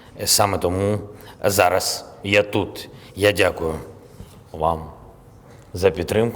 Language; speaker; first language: Ukrainian; non-native, local second language; Russian